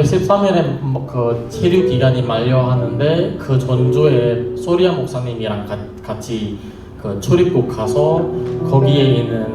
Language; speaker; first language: Korean; non-native, fluent; Indonesian